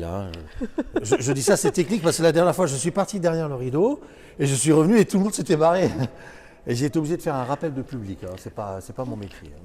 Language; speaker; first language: French; native; French